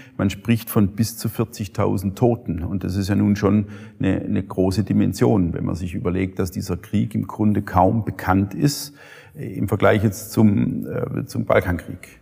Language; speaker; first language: German; native; German